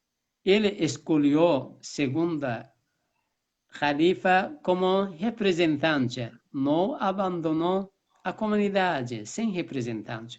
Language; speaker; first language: Portuguese; non-native, fluent; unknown